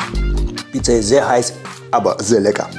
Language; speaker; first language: German; non-native, fluent; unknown